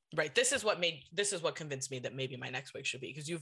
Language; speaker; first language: English; native; English